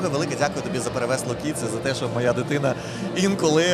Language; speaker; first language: Ukrainian; native; Ukrainian